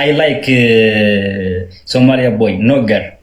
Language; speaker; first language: English; non-native, learner; Tigrinya